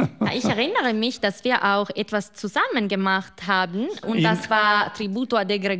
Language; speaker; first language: German; non-native, local second language; Italian